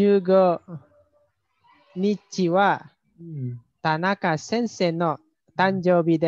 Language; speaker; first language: Japanese; non-native, learner; Indonesian